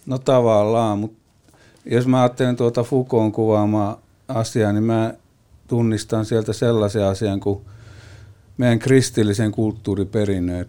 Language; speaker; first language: Finnish; native; Finnish